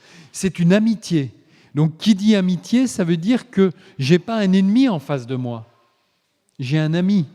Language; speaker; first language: French; native; French